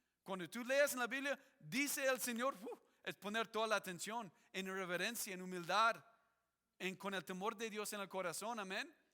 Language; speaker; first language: Spanish; non-native, fluent; English